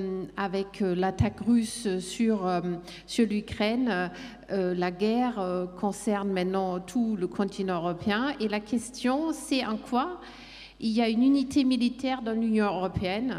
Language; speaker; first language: French; non-native, fluent; German